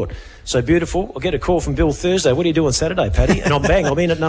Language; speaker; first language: English; native; English